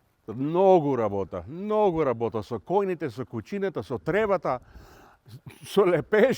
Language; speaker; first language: Macedonian; early bilingual, heritage; Macedonian